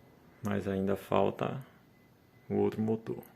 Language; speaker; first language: Portuguese; native; Portuguese